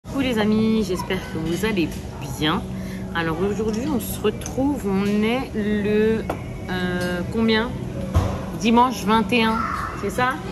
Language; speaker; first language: French; native; French